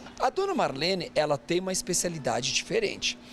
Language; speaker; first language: Portuguese; native; Portuguese